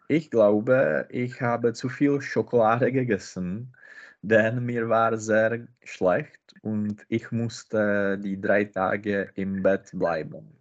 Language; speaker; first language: German; non-native, learner; Czech